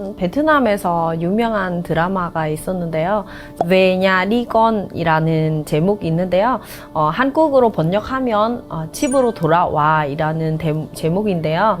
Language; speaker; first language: Korean; non-native, fluent; Vietnamese